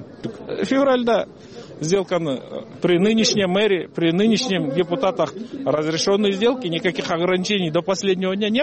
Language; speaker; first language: Russian; non-native, local second language; Kyrgyz